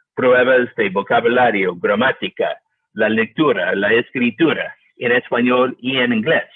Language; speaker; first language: Spanish; non-native, learner; English